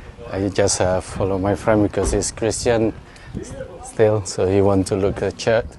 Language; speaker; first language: English; non-native, learner; Indonesian